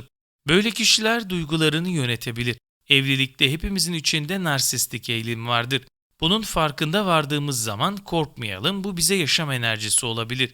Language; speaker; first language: Turkish; native; Turkish